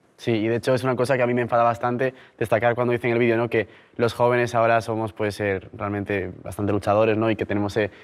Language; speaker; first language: Spanish; native; Spanish